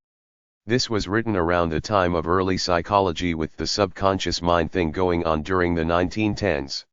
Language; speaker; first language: English; native; English